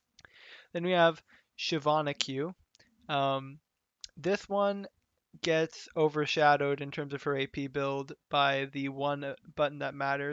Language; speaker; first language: English; native; English